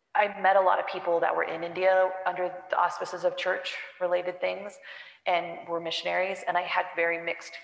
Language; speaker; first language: English; native; English